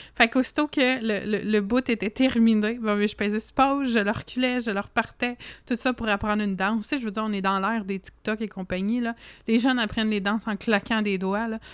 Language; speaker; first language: French; native; French